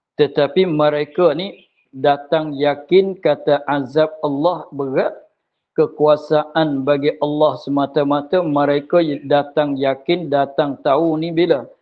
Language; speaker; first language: Malay; native; Malay